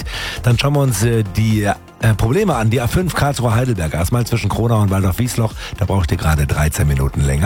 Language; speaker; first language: German; native; German